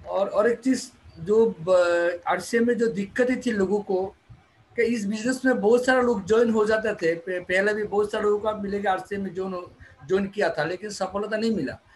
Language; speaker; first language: Hindi; non-native, local second language; Bangla